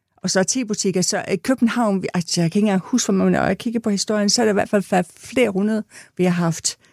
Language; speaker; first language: Danish; non-native, fluent; English